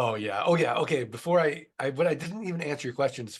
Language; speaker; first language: English; native; English